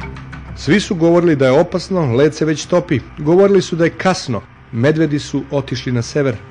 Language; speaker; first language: Serbian; native; Serbian